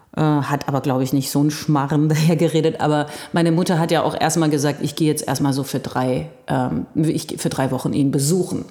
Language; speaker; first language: German; early bilingual, heritage; German